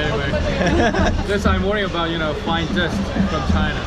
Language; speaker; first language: English; non-native, fluent; Korean